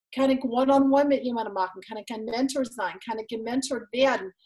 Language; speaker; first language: German; non-native, fluent; English